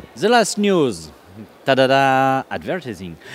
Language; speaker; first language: English; non-native, learner; French